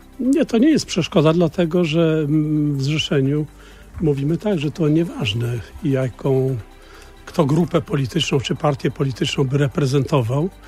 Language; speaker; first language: Polish; native; Polish